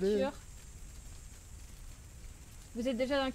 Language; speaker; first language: French; native; French